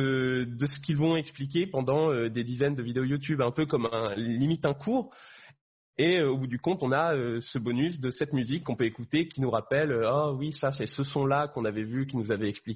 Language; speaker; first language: French; native; French